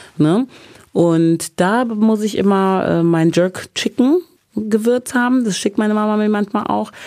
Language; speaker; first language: German; early bilingual, other home language; English